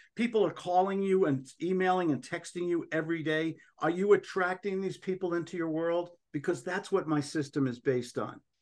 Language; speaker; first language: English; native; English